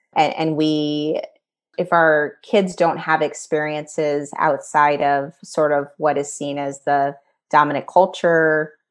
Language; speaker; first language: English; native; English